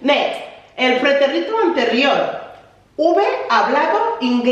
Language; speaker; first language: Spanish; non-native, fluent; English